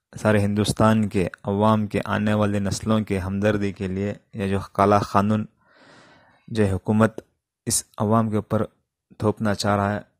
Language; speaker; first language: Urdu; native; Urdu